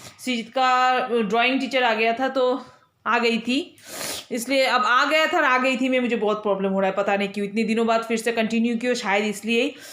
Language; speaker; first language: Hindi; non-native, local second language; Bangla